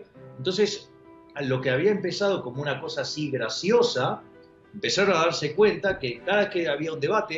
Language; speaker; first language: Spanish; native; Spanish